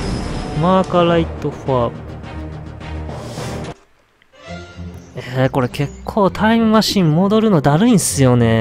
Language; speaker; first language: Japanese; native; Japanese